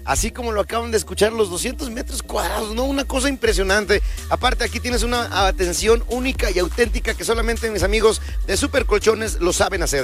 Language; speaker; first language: Spanish; native; Spanish